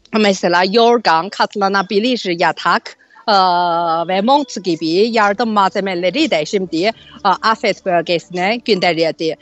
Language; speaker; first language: Turkish; non-native, fluent; Chinese